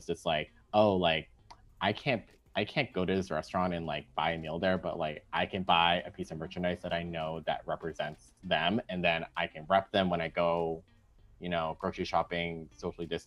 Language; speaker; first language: English; native; English